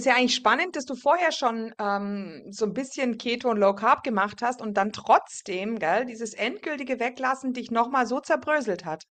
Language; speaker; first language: German; native; German